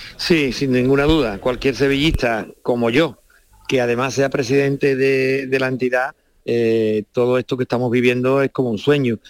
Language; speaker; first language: Spanish; native; Spanish